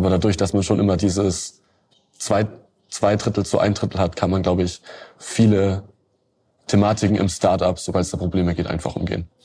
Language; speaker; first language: German; native; German